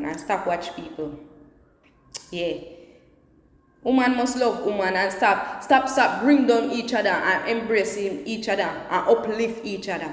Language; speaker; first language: English; non-native, local second language; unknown